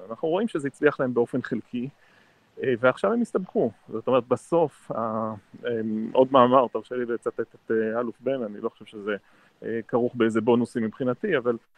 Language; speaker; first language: Hebrew; native; Hebrew